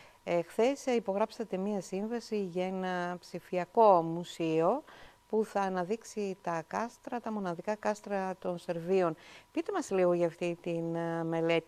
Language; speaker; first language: Greek; native; Greek